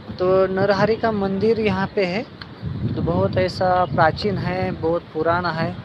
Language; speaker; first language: Hindi; non-native, local second language; Marathi